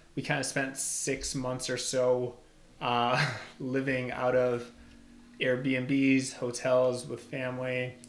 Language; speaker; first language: English; early bilingual, other home language; Albanian